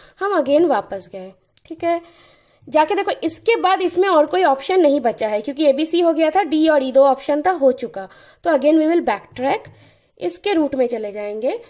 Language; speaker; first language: Hindi; non-native, local second language; Bangla